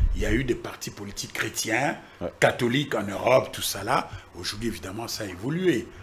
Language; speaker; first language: French; non-native, local second language; Lingala